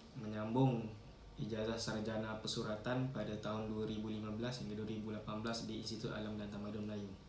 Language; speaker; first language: Malay; native; Malay